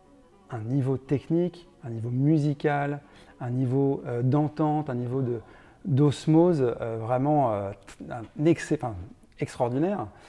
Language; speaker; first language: French; native; French